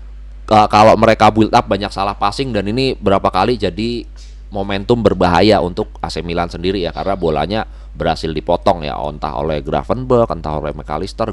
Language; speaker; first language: Indonesian; native; Indonesian